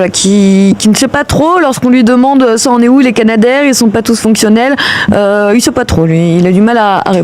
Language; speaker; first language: French; native; French